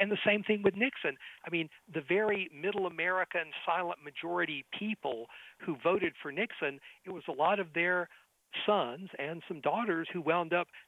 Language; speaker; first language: English; native; English